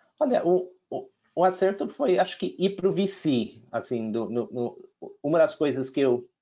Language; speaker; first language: Portuguese; non-native, fluent; English